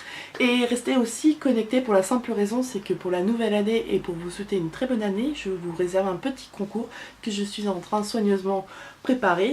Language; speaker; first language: French; native; French